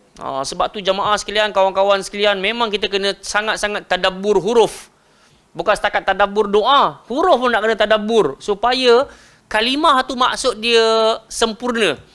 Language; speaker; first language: Malay; native; Malay